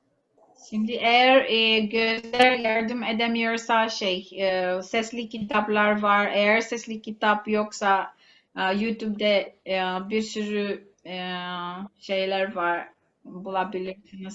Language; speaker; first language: Turkish; non-native, fluent; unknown